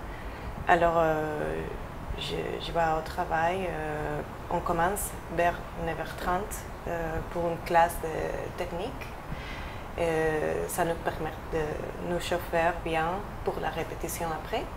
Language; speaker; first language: French; non-native, fluent; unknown